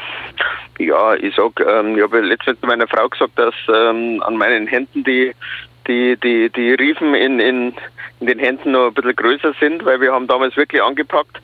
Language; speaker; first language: German; native; German